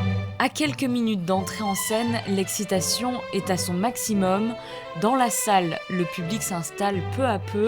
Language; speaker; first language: French; native; French